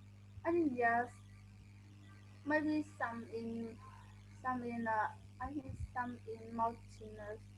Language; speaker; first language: English; non-native, learner; Vietnamese